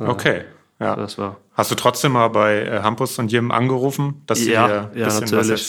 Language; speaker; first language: German; native; German